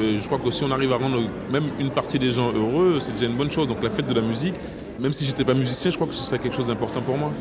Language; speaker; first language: French; native; French